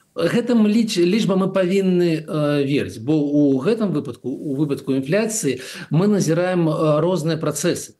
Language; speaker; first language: Belarusian; native; Belarusian